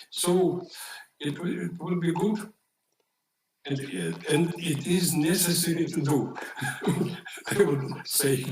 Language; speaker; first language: English; non-native, fluent; Ukrainian